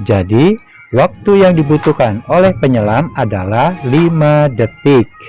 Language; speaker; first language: Indonesian; native; Indonesian